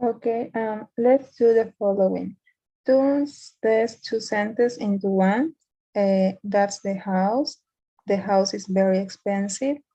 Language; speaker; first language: English; non-native, learner; Spanish